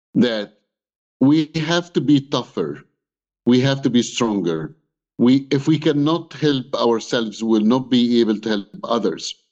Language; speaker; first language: English; non-native, fluent; Arabic